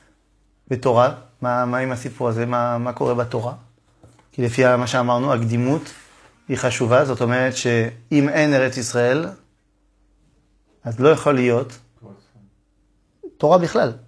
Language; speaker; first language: Hebrew; non-native, fluent; French